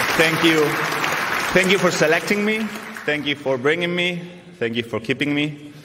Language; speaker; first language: English; non-native, fluent; Spanish